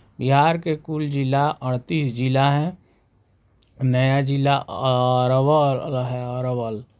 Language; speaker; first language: Hindi; native; Hindi